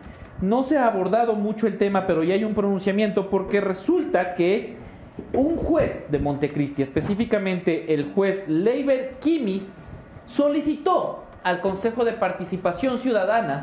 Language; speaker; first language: Spanish; native; Spanish